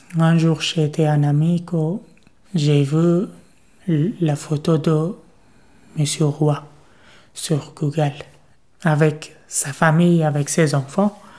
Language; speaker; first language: French; non-native, learner; Persian